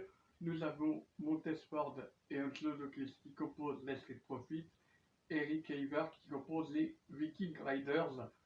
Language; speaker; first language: French; native; French